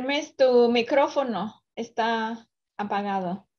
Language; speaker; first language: Spanish; early bilingual, other home language; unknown